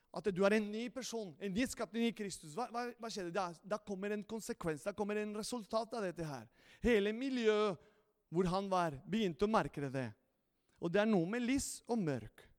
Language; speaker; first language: Norwegian; non-native, fluent; Spanish